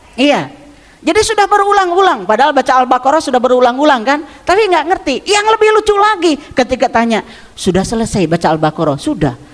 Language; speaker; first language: Indonesian; non-native, local second language; Sundanese